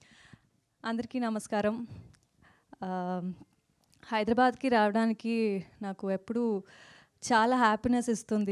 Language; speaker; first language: Telugu; non-native, fluent; Kannada